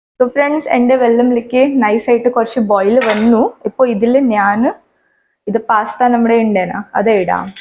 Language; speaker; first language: Malayalam; native; Malayalam